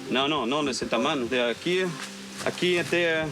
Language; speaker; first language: Portuguese; non-native, learner; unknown